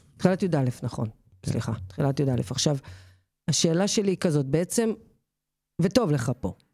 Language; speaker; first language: Hebrew; native; Hebrew